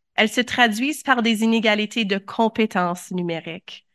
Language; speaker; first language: French; native; French